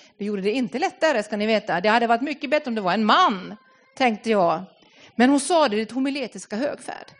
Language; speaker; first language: Swedish; non-native, fluent; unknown